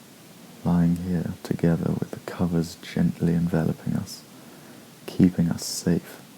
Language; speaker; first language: English; native; English